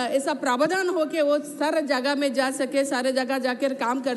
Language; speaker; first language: Hindi; non-native, local second language; Odia